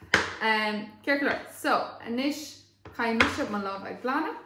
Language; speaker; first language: Irish; non-native, local second language; English